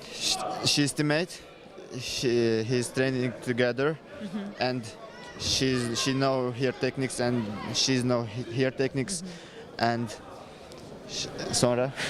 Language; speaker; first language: English; non-native, learner; Turkish